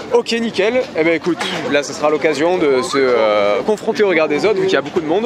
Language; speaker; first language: French; native; French